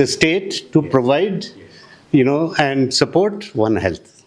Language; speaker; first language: English; non-native, local second language; Telugu